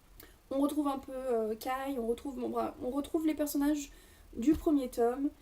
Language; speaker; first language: French; native; French